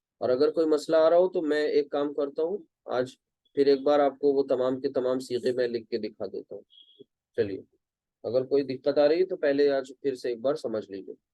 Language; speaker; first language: Urdu; native; Urdu